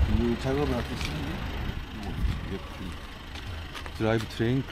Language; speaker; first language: Korean; native; Korean